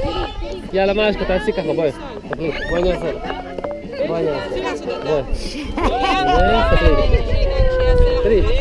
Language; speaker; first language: Hebrew; native; Hebrew